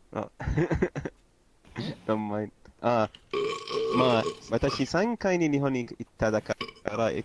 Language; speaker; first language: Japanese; non-native, learner; Arabic